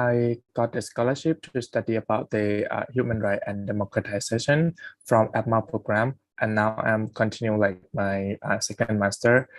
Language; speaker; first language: English; non-native, fluent; Thai